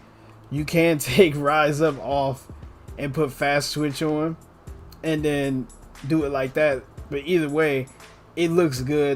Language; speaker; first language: English; native; English